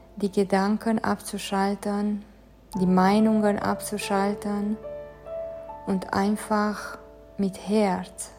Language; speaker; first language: German; non-native, fluent; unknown